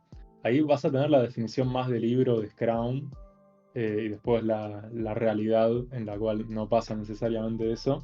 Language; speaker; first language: Spanish; native; Spanish